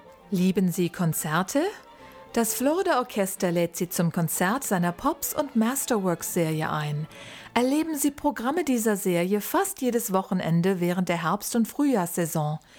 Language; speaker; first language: German; native; German